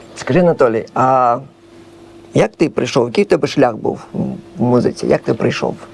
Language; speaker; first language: Ukrainian; native; Ukrainian